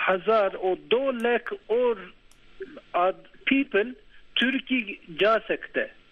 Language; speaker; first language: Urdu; non-native, learner; Turkish